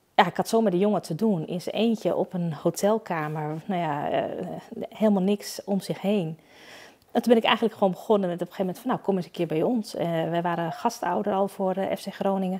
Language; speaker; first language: Dutch; native; Dutch